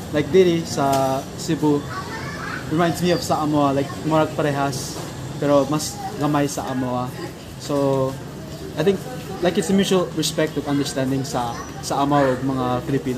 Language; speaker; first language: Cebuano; non-native, learner; English